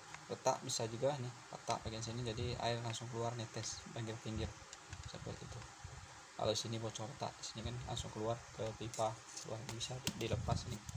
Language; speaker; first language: Indonesian; native; Indonesian